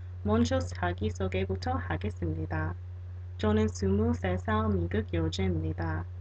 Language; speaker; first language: Korean; non-native, learner; English